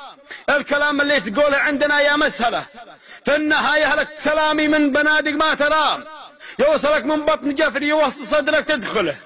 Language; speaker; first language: Arabic; native; Arabic